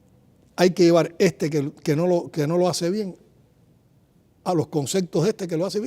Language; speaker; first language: Spanish; native; Spanish